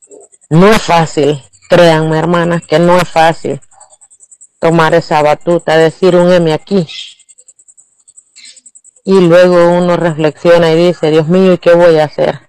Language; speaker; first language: Spanish; native; Spanish